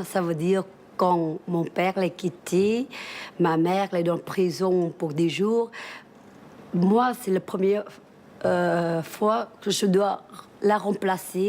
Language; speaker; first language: French; early bilingual, other home language; Vietnamese